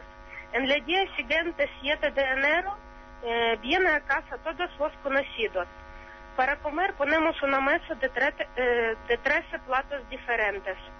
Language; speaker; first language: Spanish; non-native, learner; Ukrainian